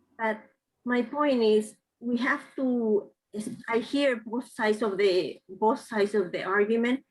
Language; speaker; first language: English; non-native, fluent; Spanish